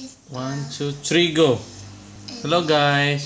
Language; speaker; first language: English; non-native, fluent; Indonesian